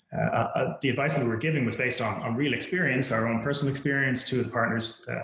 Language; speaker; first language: English; native; English